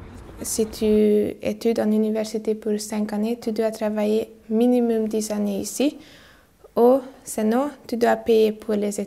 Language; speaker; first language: French; non-native, learner; Hungarian